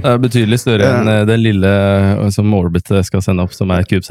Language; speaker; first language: Norwegian; native; Norwegian